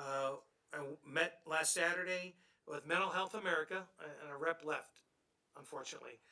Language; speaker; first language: English; native; English